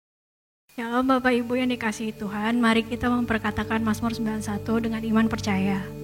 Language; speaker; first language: Indonesian; native; Indonesian